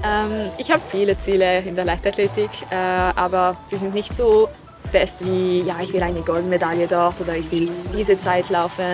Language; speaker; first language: German; non-native, local second language; French